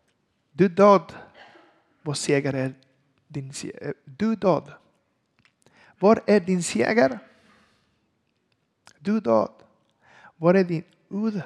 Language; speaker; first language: Swedish; non-native, learner; Spanish